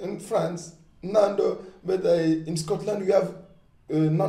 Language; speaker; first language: English; non-native, learner; French